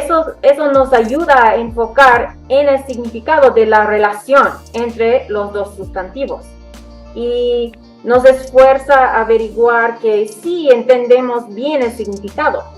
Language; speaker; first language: Spanish; non-native, fluent; English